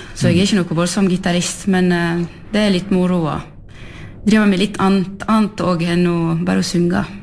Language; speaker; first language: Norwegian; non-native, fluent; French